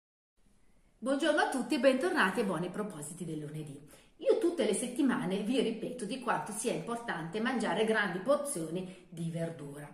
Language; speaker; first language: Italian; native; Italian